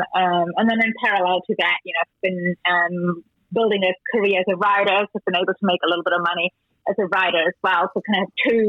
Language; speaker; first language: English; non-native, fluent; German